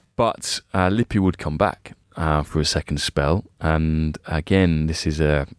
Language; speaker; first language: English; native; English